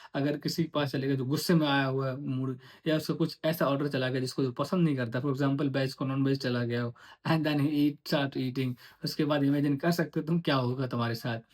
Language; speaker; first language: Hindi; native; Hindi